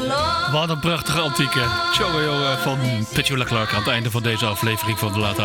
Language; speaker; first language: Dutch; native; Dutch